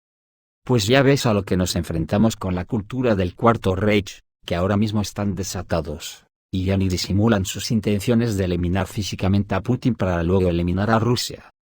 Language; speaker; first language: Spanish; native; Spanish